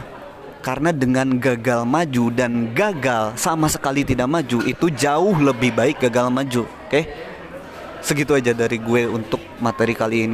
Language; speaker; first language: Indonesian; native; Indonesian